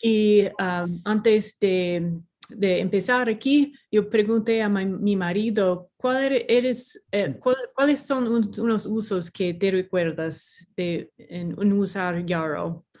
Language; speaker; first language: Spanish; non-native, fluent; English